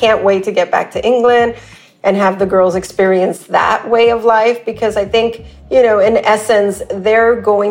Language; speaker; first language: English; native; English